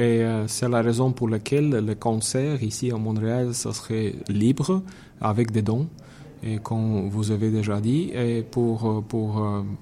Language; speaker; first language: French; non-native, fluent; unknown